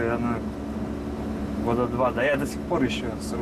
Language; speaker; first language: Russian; native; Russian